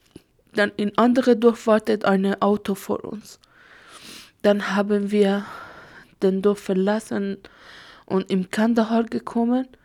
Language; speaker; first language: German; non-native, learner; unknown